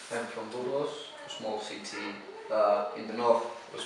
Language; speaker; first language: English; non-native, fluent; Spanish